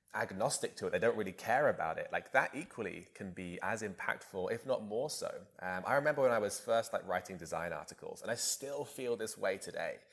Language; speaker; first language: English; native; English